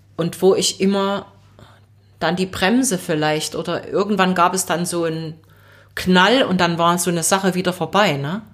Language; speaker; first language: German; native; German